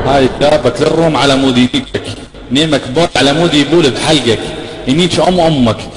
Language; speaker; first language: Arabic; native; Arabic